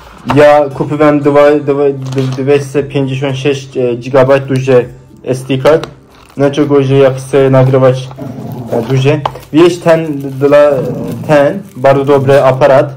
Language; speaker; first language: Polish; non-native, learner; Turkish